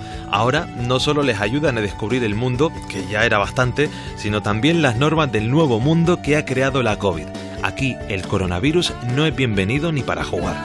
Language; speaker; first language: Spanish; native; Spanish